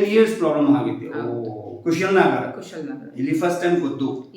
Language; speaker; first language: Kannada; non-native, learner; Tibetan